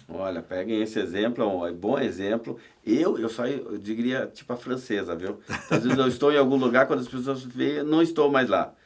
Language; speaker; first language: Portuguese; native; Portuguese